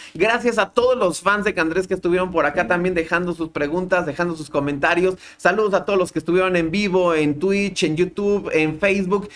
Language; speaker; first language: Spanish; native; Spanish